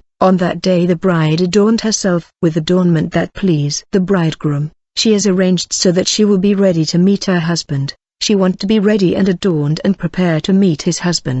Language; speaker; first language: English; non-native, fluent; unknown